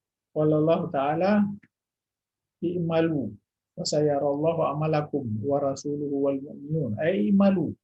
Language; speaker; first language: Arabic; non-native, fluent; Indonesian